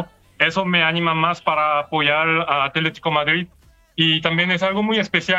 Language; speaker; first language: Spanish; non-native, fluent; Korean